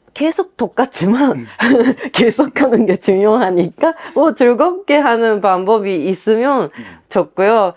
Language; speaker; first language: Korean; non-native, fluent; Japanese